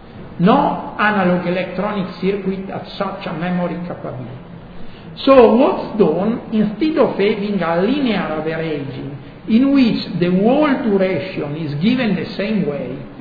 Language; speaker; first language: English; non-native, fluent; Italian